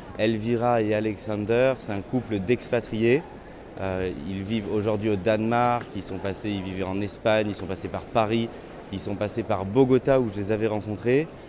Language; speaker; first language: French; native; French